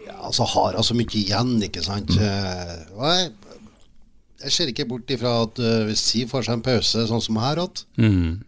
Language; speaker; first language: Norwegian; native; Norwegian